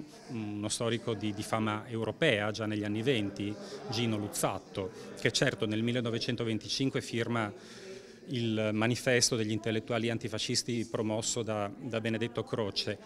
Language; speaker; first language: Italian; native; Italian